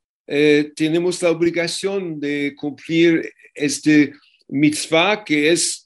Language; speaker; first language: Spanish; non-native, fluent; English